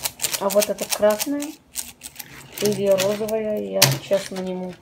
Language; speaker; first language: Russian; early bilingual, heritage; Russian